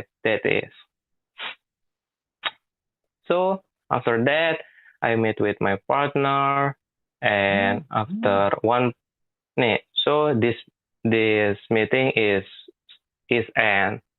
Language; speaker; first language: English; non-native, learner; Indonesian